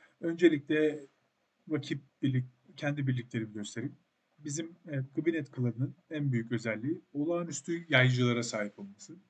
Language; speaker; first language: Turkish; native; Turkish